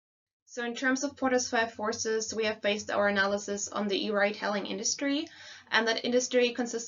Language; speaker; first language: English; non-native, fluent; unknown